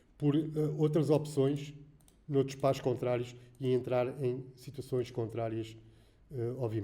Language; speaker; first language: Portuguese; native; Portuguese